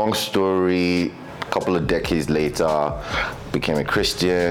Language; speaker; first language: English; non-native, local second language; Yoruba